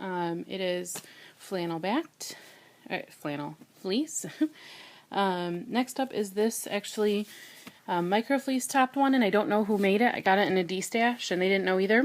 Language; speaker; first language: English; native; English